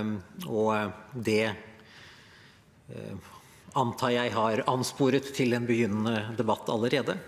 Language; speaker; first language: Norwegian; native; Norwegian